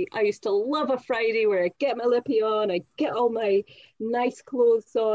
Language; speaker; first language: English; native; English